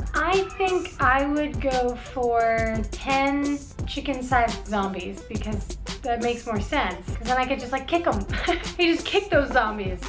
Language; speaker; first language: English; native; English